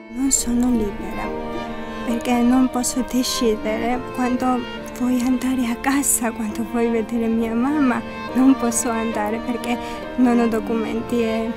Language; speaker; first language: Italian; non-native, learner; Georgian